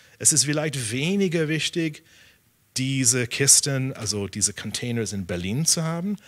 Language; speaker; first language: German; non-native, fluent; English